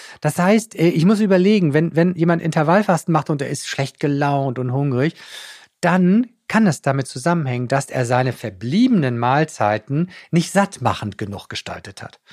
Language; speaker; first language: German; native; German